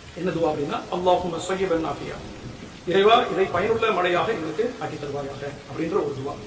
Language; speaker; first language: Tamil; native; Tamil